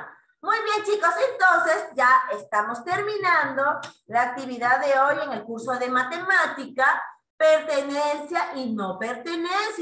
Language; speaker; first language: Spanish; native; Spanish